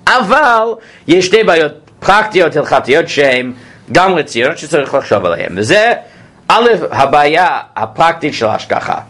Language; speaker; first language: Hebrew; non-native, fluent; English